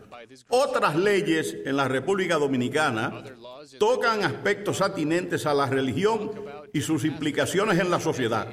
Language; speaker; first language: Spanish; native; Spanish